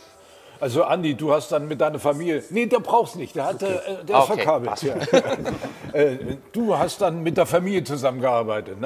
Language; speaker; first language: German; native; German